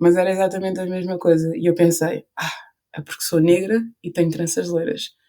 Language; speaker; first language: Portuguese; early bilingual, other home language; Upper Guinea Crioulo